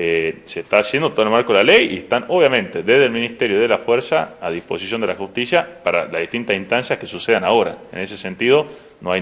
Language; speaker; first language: Spanish; native; Spanish